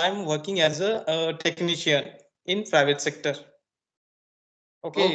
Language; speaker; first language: English; non-native, learner; Marathi